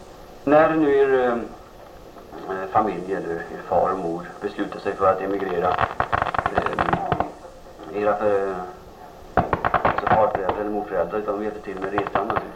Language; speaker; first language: Swedish; native; Swedish